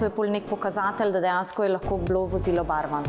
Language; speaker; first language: Slovenian; native; Slovenian